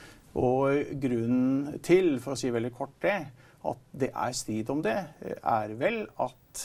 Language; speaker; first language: Norwegian; native; Norwegian